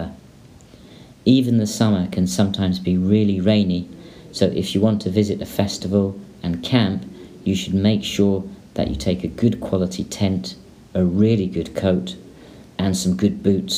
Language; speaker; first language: English; native; English